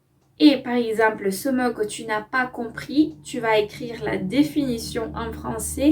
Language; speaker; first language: French; non-native, fluent; Spanish